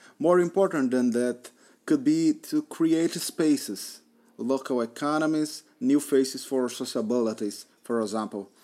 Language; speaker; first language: English; non-native, learner; Portuguese